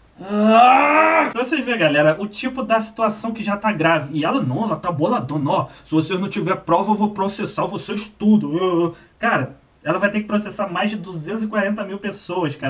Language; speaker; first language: Portuguese; native; Portuguese